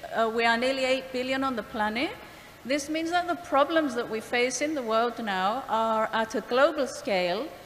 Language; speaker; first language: English; non-native, fluent; Greek